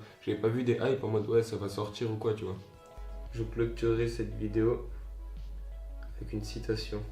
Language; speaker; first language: French; native; French